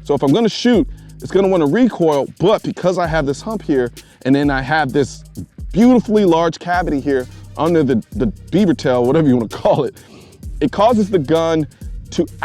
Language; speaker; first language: English; native; English